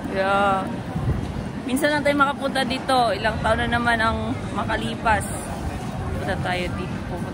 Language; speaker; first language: Filipino; non-native, local second language; Cebuano